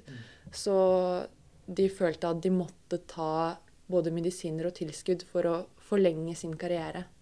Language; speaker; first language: Norwegian; non-native, fluent; Russian